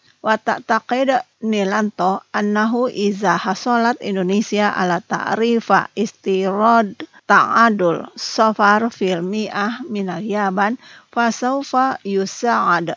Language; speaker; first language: Arabic; non-native, fluent; Indonesian